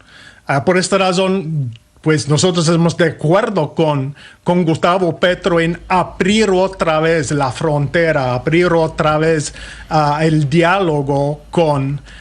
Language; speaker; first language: Spanish; non-native, fluent; English